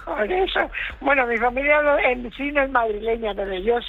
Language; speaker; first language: Spanish; native; Spanish